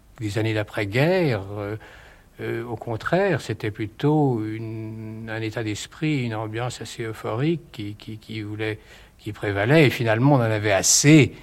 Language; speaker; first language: French; non-native, fluent; German